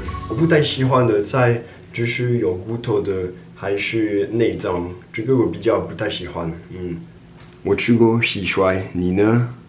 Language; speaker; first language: Chinese; non-native, fluent; French